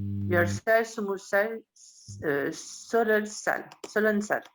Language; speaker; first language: Korean; non-native, learner; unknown